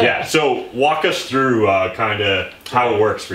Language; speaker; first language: English; native; English